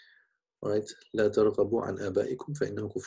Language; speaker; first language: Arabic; non-native, fluent; English